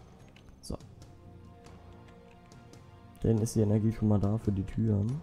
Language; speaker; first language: German; native; German